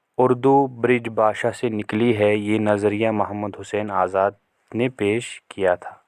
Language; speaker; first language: Urdu; non-native, local second language; Kashmiri